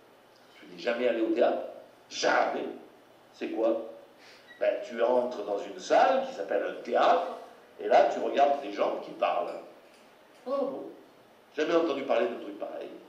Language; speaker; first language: French; native; French